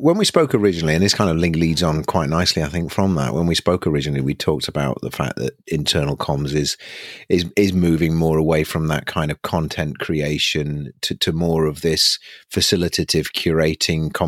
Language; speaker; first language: English; native; English